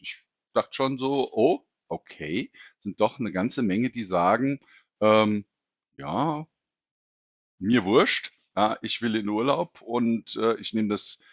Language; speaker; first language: German; native; German